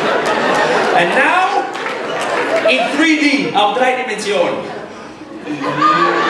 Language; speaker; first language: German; non-native, fluent; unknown